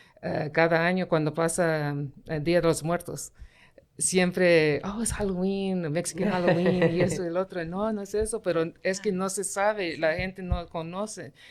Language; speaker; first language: Spanish; early bilingual, heritage; Spanish